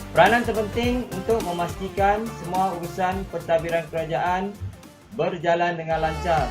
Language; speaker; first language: Malay; native; Malay